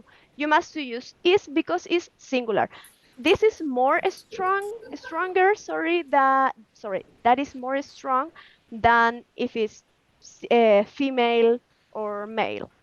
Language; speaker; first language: English; non-native, fluent; Spanish